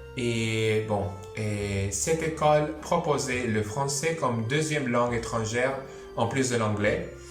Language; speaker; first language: French; non-native, fluent; Spanish